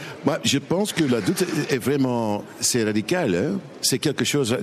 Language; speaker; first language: French; non-native, local second language; Dutch